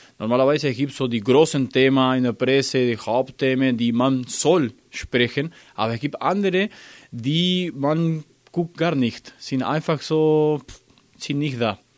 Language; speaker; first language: German; non-native, learner; Spanish